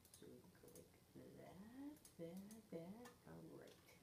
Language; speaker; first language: English; native; English